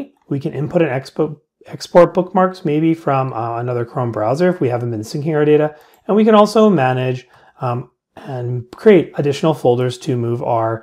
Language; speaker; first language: English; native; English